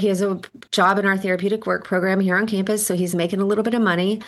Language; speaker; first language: English; native; English